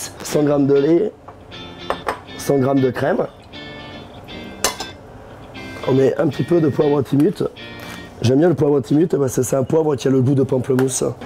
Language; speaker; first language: French; native; French